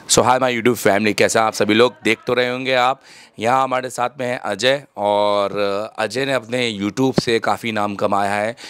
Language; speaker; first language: Hindi; native; Hindi